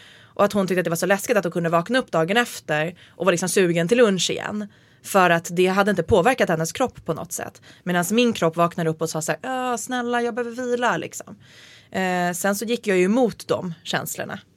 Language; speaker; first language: Swedish; native; Swedish